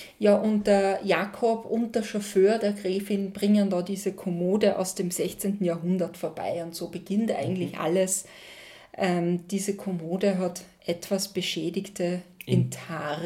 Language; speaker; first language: German; native; German